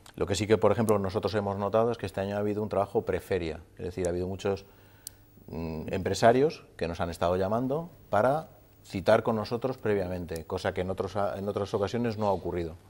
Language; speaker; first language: Spanish; native; Spanish